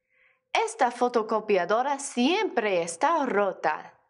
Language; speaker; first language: Spanish; non-native, fluent; English